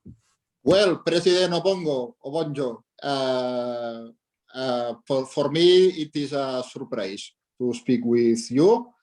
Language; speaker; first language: English; non-native, learner; Catalan